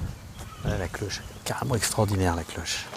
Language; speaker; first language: French; native; French